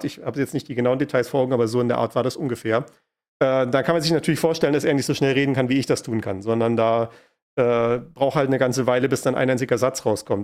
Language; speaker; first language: German; native; German